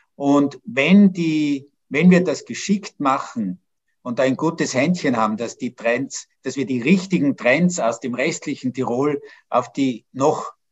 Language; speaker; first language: German; native; German